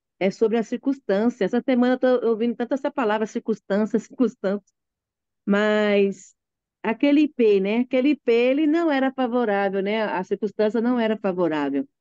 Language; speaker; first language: Portuguese; native; Portuguese